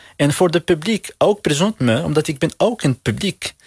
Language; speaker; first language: Dutch; non-native, learner; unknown